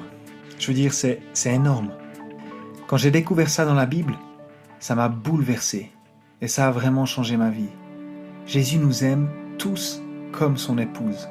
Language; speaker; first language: French; native; French